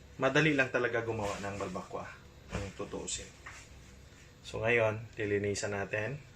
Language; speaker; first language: Filipino; non-native, local second language; Cebuano